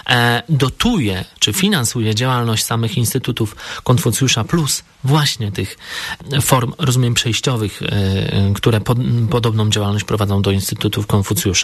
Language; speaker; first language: Polish; native; Polish